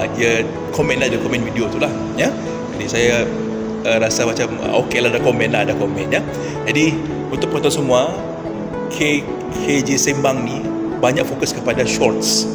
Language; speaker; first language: Malay; non-native, local second language; Iban